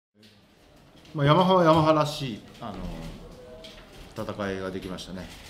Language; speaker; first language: Japanese; native; Japanese